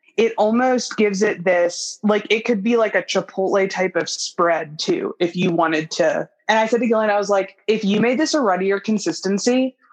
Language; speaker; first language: English; native; English